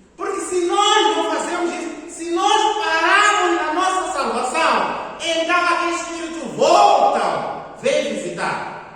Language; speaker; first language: Portuguese; non-native, local second language; Tsonga